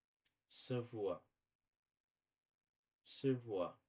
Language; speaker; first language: French; non-native, learner; Portuguese